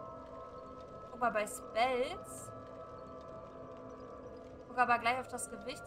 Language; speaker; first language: German; native; German